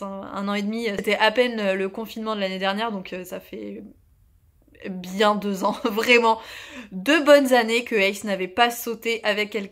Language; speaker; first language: French; native; French